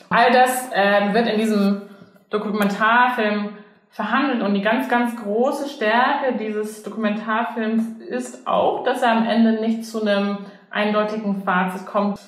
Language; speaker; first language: German; early bilingual, other home language; Chinese